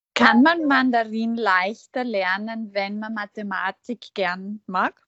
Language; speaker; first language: German; native; German